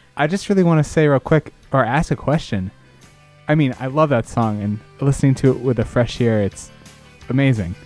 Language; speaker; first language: English; native; English